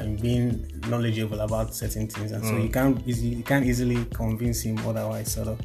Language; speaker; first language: English; non-native, local second language; Igbo